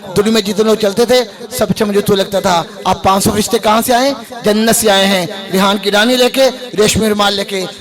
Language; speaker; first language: Urdu; non-native, local second language; Punjabi